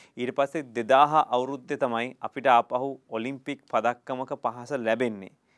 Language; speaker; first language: Sinhala; native; Sinhala